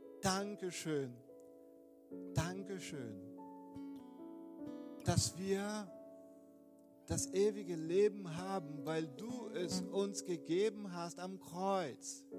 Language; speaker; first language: German; non-native, fluent; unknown